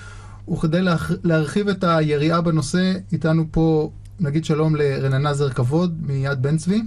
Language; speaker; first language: Hebrew; native; Hebrew